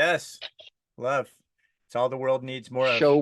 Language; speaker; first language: English; native; English